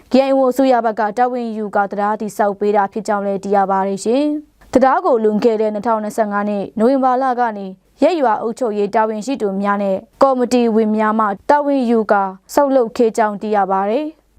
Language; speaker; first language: Burmese; non-native, local second language; Kachin